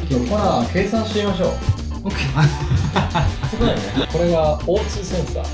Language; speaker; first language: Japanese; native; Japanese